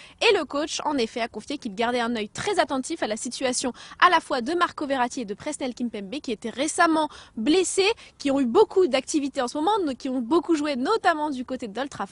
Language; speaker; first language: French; native; French